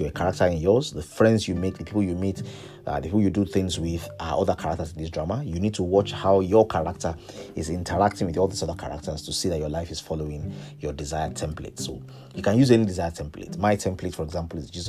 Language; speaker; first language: English; non-native, local second language; Yoruba